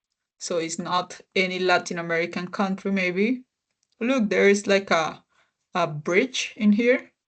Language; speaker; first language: English; non-native, fluent; Spanish